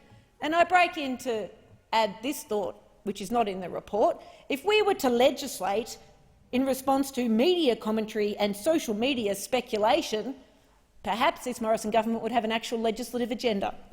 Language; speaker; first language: English; native; English